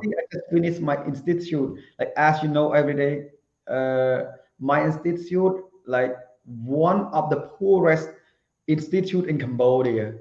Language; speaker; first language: English; non-native, learner; Khmer